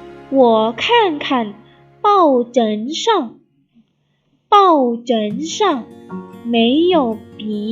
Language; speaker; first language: Chinese; non-native, fluent; Indonesian